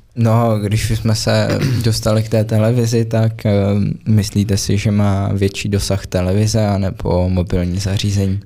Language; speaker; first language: Czech; native; Czech